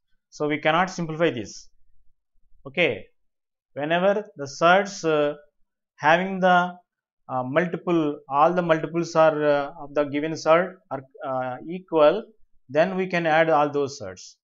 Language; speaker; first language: English; non-native, local second language; Telugu